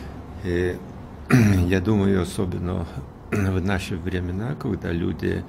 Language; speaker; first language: Russian; non-native, fluent; Lithuanian